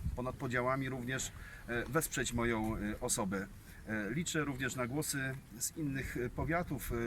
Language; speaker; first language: Polish; native; Polish